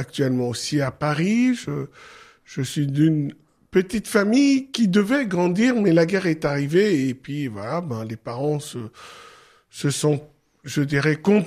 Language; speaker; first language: French; non-native, local second language; Arabic